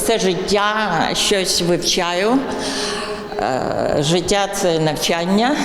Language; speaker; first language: Ukrainian; non-native, local second language; Russian